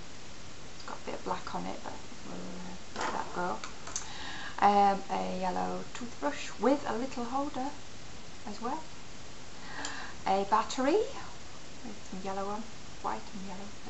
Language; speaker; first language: English; native; English